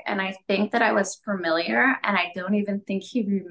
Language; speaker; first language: English; native; English